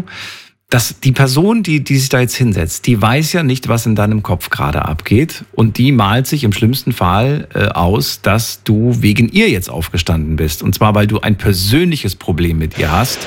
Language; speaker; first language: German; native; German